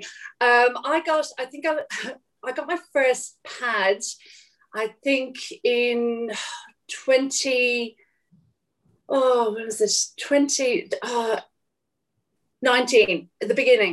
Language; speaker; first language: English; native; English